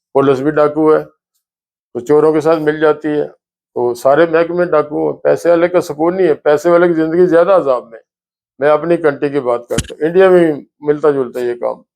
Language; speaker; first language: Urdu; non-native, local second language; Punjabi